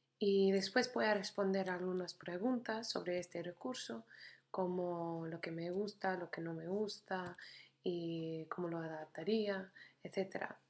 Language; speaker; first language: Spanish; non-native, fluent; English